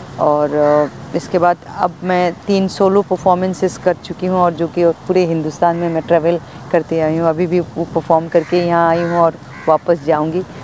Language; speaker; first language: Hindi; non-native, local second language; Bangla